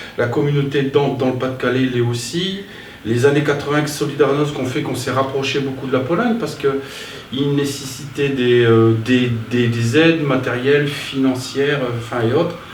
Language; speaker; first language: French; native; French